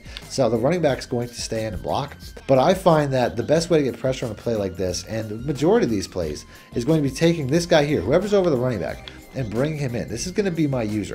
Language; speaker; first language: English; native; English